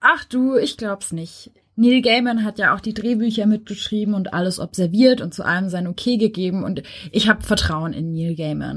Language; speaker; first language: German; native; German